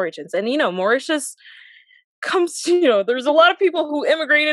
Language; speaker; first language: English; non-native, fluent; French